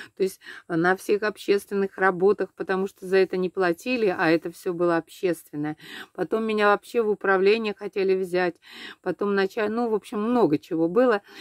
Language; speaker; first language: Russian; native; Russian